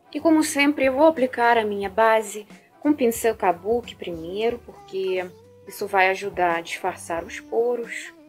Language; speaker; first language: Portuguese; non-native, fluent; Russian